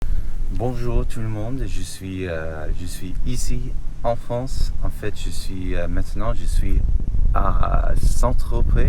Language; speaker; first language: French; non-native, learner; English